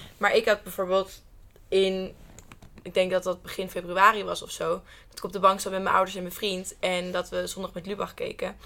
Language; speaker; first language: Dutch; native; Dutch